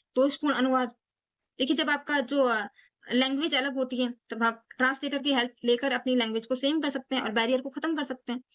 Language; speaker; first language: Hindi; native; Hindi